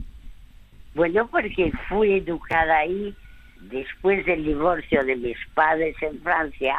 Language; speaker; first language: Spanish; early bilingual, other home language; French